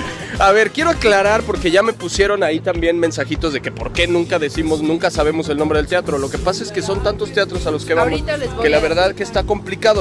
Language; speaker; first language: Spanish; native; Spanish